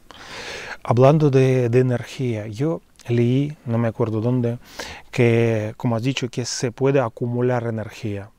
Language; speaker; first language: Spanish; non-native, fluent; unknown